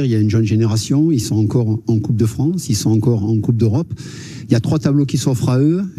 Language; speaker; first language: French; native; French